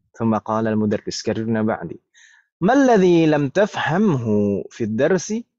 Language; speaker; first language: Arabic; non-native, fluent; Indonesian